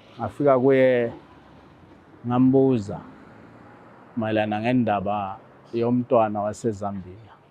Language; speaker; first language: Zulu; native; Zulu